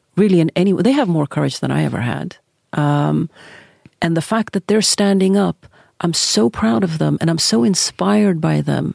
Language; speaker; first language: English; early bilingual, other home language; Norwegian